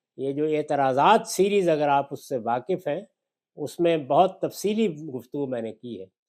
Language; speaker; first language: Urdu; non-native, local second language; Punjabi